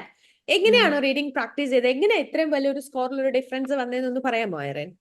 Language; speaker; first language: Malayalam; native; Malayalam